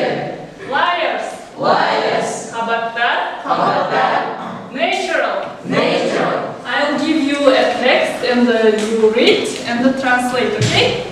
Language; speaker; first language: English; non-native, learner; Kazakh